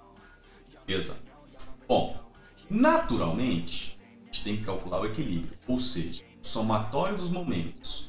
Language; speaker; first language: Portuguese; native; Portuguese